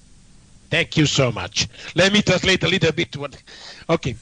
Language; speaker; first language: English; non-native, learner; Italian